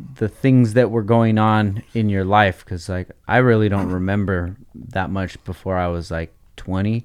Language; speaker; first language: English; native; English